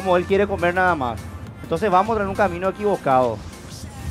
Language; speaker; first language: Spanish; native; Spanish